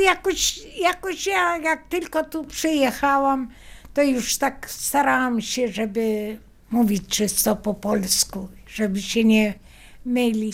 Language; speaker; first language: Polish; native; Polish